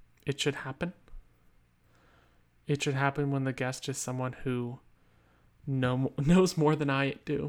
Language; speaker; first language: English; native; English